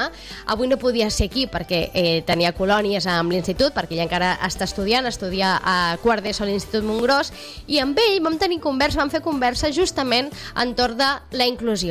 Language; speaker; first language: Catalan; native; Catalan